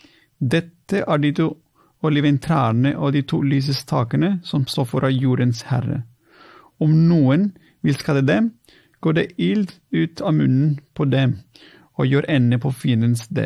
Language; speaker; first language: Norwegian; non-native, fluent; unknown